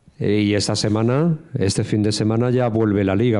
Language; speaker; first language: Spanish; native; Spanish